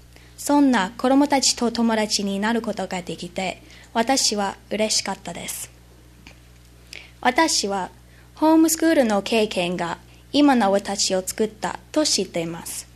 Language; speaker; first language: Japanese; non-native, learner; English